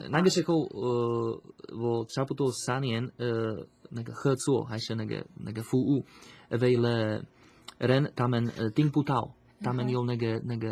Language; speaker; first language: Chinese; non-native, fluent; Slovak